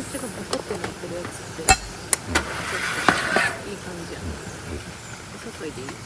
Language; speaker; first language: Japanese; native; Japanese